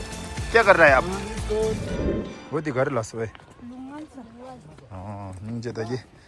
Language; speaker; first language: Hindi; non-native, learner; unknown